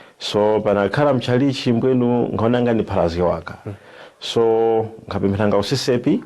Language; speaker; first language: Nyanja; native; Nyanja